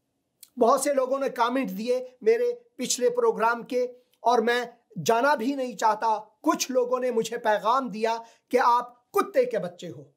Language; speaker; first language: Hindi; non-native, fluent; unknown